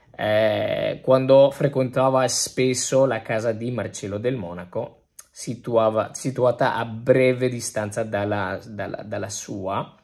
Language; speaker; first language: Italian; non-native, fluent; Spanish